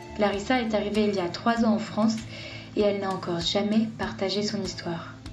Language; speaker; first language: French; native; French